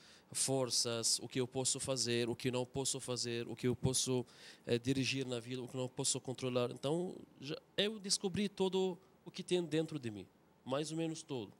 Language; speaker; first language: Portuguese; non-native, fluent; Arabic